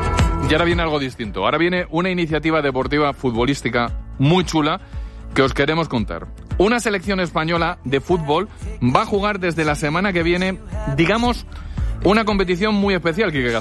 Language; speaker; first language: Spanish; native; Spanish